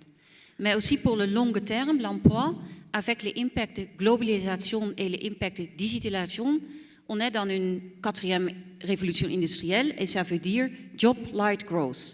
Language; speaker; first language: French; non-native, fluent; Dutch